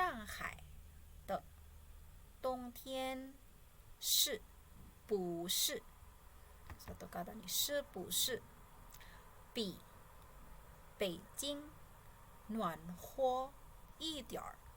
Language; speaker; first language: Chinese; non-native, fluent; Indonesian